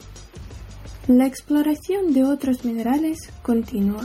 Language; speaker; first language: Spanish; non-native, learner; Ukrainian